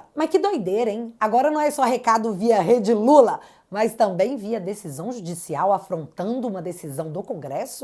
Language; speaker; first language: Portuguese; native; Portuguese